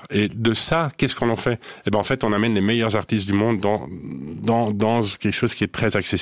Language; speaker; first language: French; non-native, local second language; Swiss German